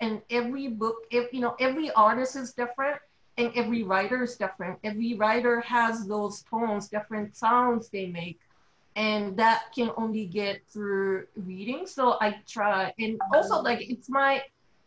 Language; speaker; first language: English; non-native, fluent; Japanese